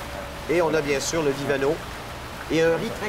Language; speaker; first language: French; native; French